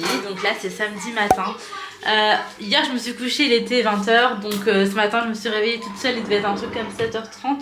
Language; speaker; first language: French; native; French